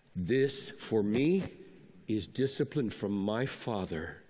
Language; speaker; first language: English; native; English